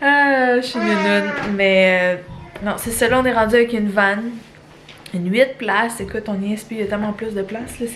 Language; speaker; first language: French; native; French